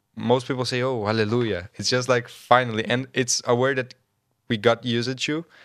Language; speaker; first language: English; non-native, learner; Portuguese